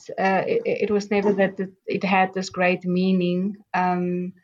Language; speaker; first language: English; non-native, local second language; Afrikaans